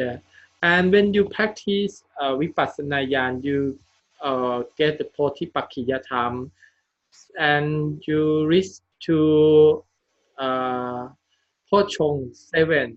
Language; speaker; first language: English; non-native, learner; Thai